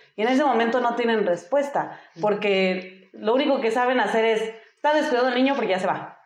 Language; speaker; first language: Spanish; early bilingual, heritage; Spanish